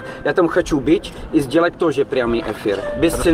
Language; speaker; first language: Russian; non-native, learner; Czech